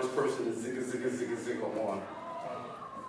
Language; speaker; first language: English; native; English